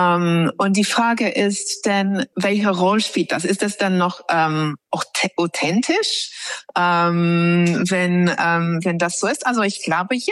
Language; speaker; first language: German; non-native, fluent; English